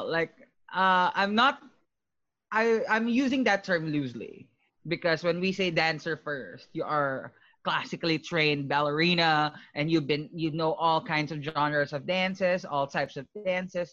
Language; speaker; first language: English; non-native, local second language; Filipino